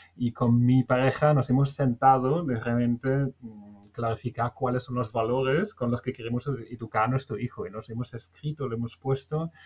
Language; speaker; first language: Spanish; non-native, fluent; German